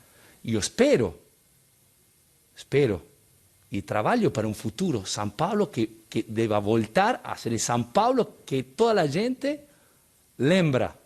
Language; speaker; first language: Portuguese; non-native, learner; Spanish